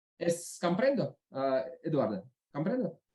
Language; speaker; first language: Spanish; non-native, learner; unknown